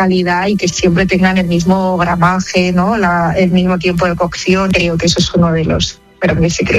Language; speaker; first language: Spanish; native; Spanish